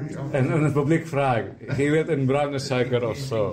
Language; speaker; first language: Dutch; non-native, learner; Filipino